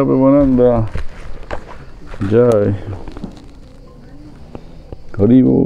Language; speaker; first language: Italian; non-native, learner; Spanish